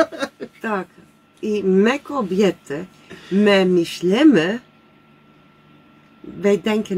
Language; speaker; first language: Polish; non-native, learner; Dutch